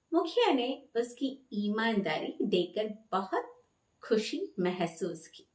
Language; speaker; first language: Hindi; non-native, local second language; Malayalam